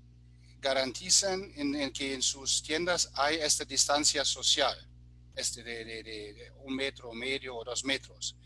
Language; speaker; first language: Spanish; non-native, fluent; German